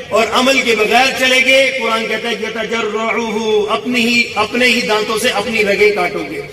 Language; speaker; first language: Urdu; non-native, local second language; Punjabi